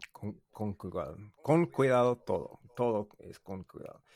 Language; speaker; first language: Spanish; non-native, learner; English